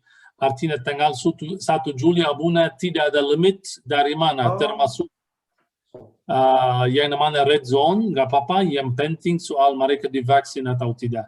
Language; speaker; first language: Indonesian; non-native, fluent; Arabic